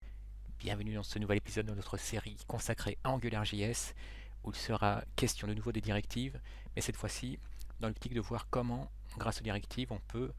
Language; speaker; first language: French; native; French